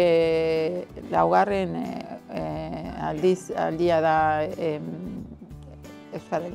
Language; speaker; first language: Basque; non-native, learner; Spanish